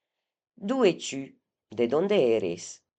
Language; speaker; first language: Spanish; non-native, fluent; French